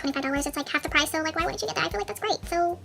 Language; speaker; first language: English; native; English